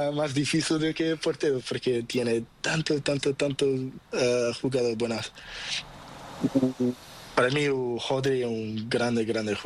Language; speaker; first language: Spanish; non-native, learner; Portuguese